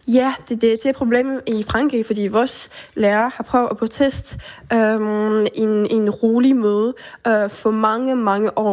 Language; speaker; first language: Danish; early bilingual, heritage; French